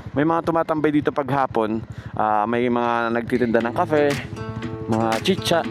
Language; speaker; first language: Filipino; native; Filipino